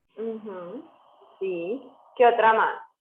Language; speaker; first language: Spanish; native; Spanish